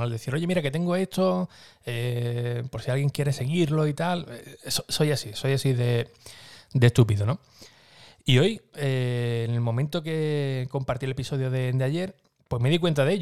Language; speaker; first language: Spanish; native; Spanish